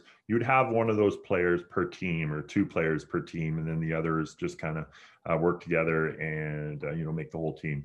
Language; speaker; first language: English; native; English